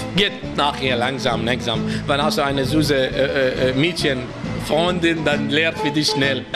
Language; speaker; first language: German; non-native, learner; Italian